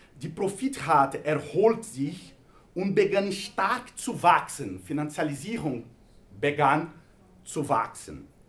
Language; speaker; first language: German; non-native, fluent; Portuguese